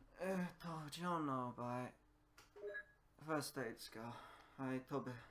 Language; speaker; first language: Japanese; non-native, learner; English